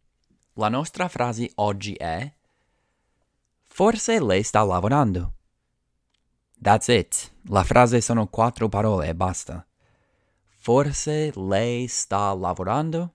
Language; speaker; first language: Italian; non-native, fluent; English